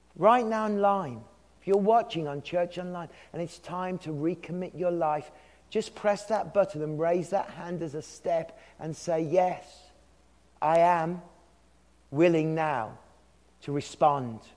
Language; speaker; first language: English; native; English